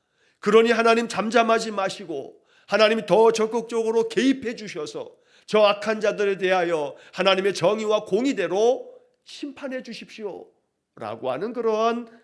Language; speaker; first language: Korean; native; Korean